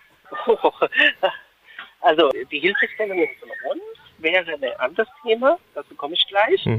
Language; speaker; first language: German; non-native, fluent; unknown